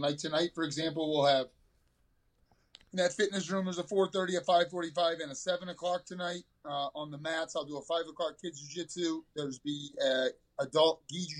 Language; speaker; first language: English; native; English